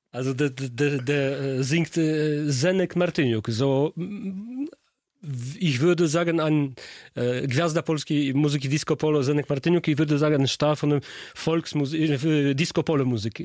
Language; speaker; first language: German; non-native, learner; Polish